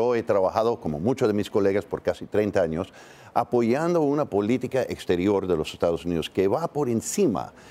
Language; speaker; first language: Spanish; non-native, fluent; English